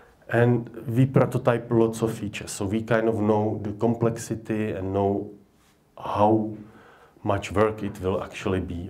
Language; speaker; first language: English; non-native, fluent; Czech